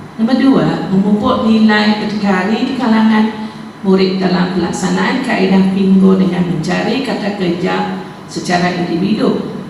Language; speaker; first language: Malay; non-native, local second language; Chinese